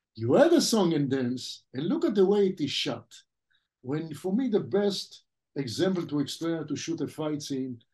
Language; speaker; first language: English; non-native, fluent; French